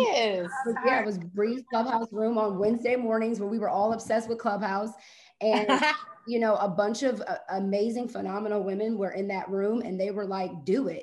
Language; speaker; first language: English; native; English